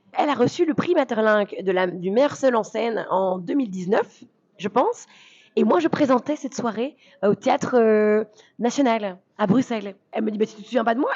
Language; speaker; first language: French; early bilingual, other home language; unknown